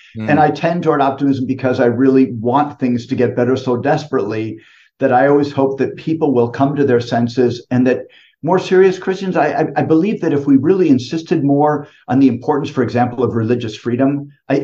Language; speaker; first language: English; native; English